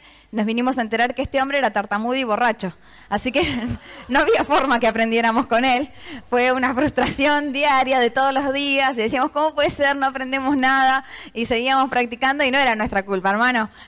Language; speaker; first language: Spanish; native; Spanish